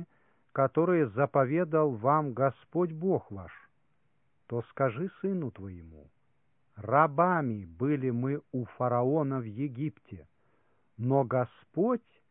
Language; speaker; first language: Russian; native; Russian